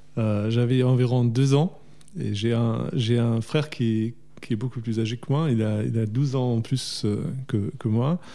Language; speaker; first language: French; non-native, fluent; German